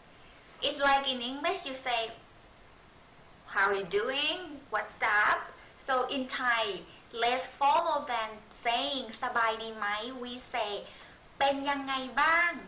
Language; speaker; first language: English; non-native, fluent; Thai